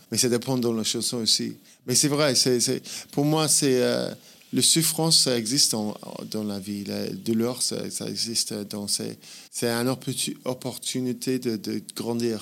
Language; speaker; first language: French; non-native, fluent; English